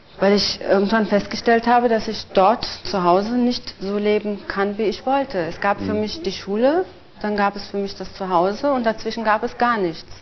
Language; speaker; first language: German; early bilingual, other home language; Turkish